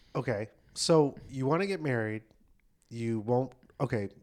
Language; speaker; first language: English; native; English